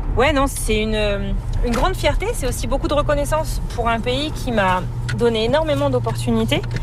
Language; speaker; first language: French; native; French